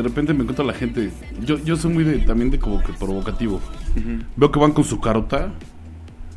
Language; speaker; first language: Spanish; native; Spanish